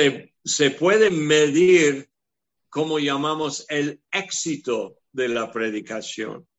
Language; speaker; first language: Spanish; non-native, fluent; English